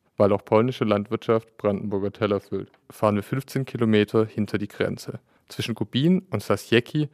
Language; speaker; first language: German; native; German